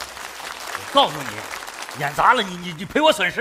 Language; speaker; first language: Chinese; native; Chinese